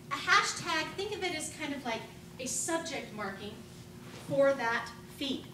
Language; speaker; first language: English; native; English